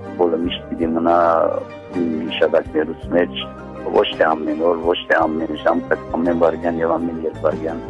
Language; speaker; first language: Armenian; early bilingual, heritage; Armenian